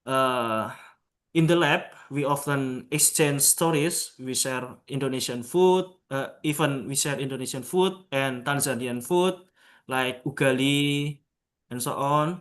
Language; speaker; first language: English; non-native, local second language; Javanese